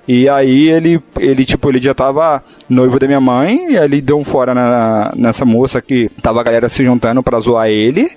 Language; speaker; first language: Portuguese; native; Portuguese